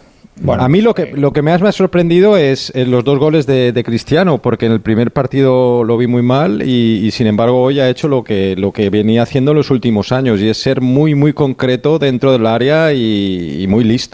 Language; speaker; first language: Spanish; native; Spanish